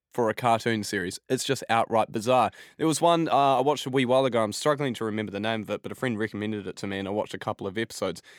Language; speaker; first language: English; native; English